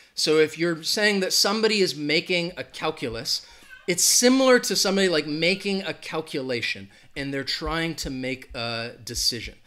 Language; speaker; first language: English; native; English